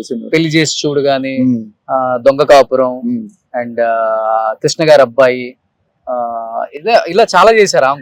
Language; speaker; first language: Telugu; native; Telugu